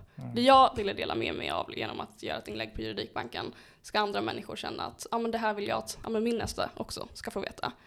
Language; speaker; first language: Swedish; native; Swedish